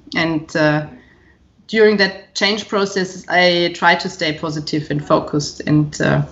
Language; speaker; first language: English; non-native, fluent; German